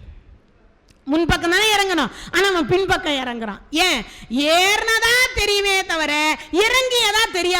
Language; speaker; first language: Tamil; native; Tamil